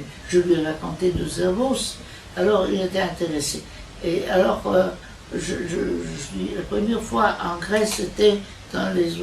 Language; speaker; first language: French; non-native, fluent; Italian